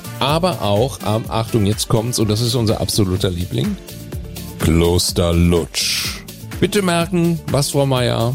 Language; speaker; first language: German; native; German